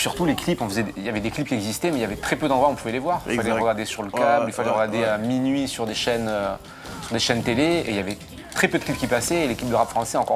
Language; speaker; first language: French; native; French